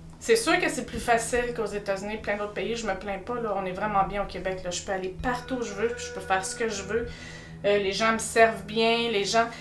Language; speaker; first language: French; native; French